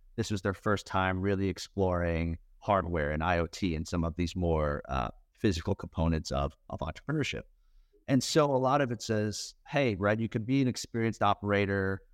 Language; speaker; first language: English; native; English